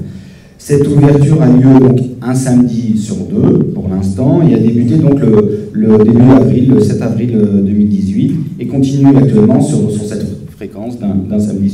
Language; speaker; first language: French; native; French